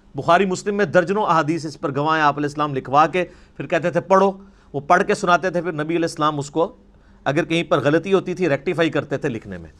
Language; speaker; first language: Urdu; non-native, local second language; Punjabi